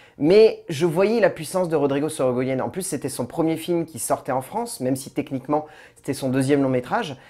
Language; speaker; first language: French; native; French